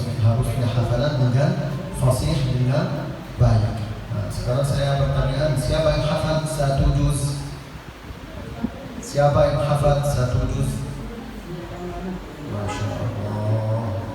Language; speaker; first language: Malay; non-native, learner; Arabic